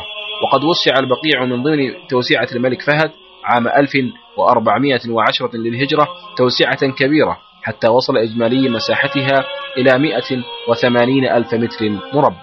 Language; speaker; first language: Arabic; native; Arabic